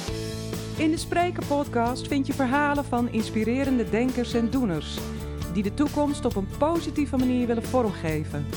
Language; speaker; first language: Dutch; native; Dutch